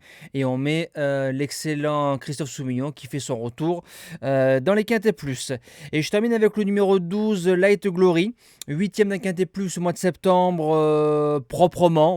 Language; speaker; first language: French; native; French